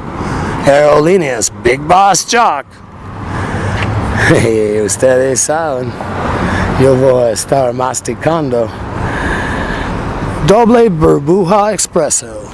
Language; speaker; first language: Spanish; non-native, learner; English